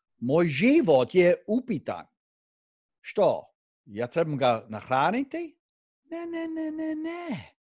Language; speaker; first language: Croatian; early bilingual, heritage; Croatian